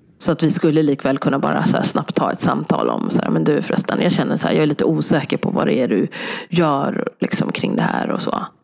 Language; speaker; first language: Swedish; early bilingual, other home language; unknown